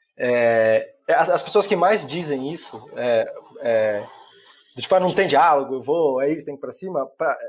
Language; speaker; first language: Portuguese; native; Portuguese